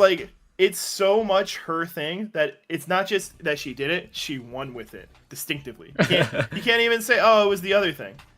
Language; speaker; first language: English; native; English